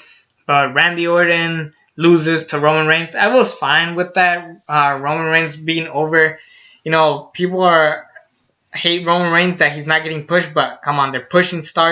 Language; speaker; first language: English; native; English